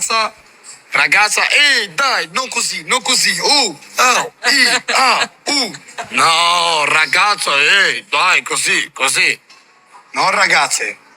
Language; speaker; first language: Italian; non-native, learner; Albanian